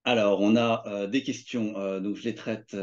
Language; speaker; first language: French; native; French